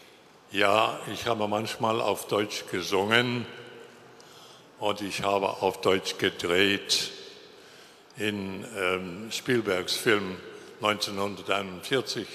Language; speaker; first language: German; non-native, learner; English